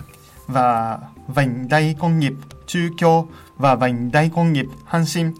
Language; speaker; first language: Vietnamese; non-native, fluent; Japanese